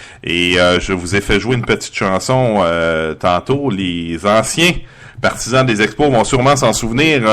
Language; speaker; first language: French; native; French